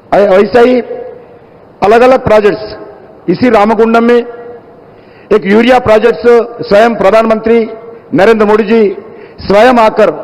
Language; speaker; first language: Hindi; non-native, local second language; Telugu